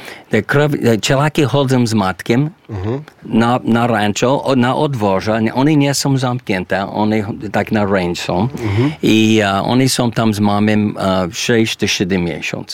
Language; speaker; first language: Polish; early bilingual, heritage; English